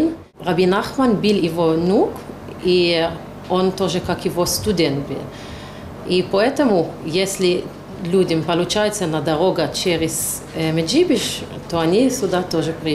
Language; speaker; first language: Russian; non-native, local second language; Ukrainian